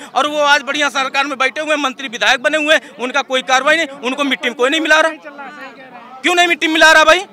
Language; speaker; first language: Hindi; native; Hindi